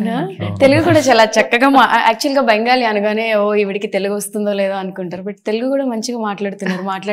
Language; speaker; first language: Telugu; native; Telugu